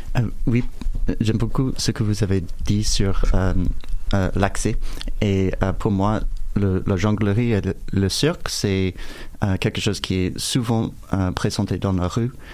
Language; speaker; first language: French; non-native, fluent; English